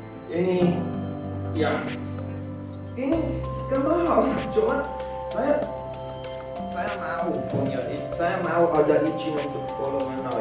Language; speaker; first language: Indonesian; non-native, learner; English